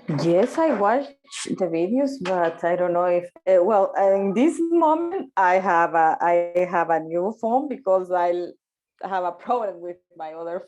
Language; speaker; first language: English; non-native, learner; Spanish